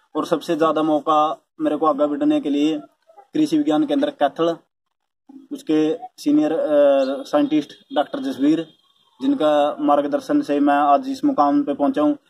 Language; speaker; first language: Hindi; native; Hindi